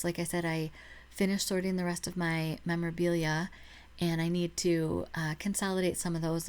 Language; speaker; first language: English; native; English